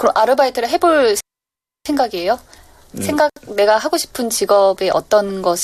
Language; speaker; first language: Korean; native; Korean